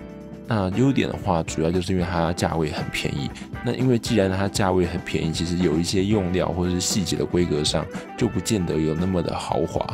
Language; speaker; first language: Chinese; native; Chinese